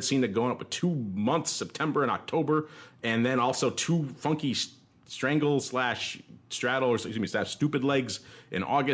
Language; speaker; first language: English; native; English